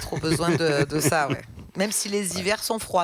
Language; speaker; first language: French; native; French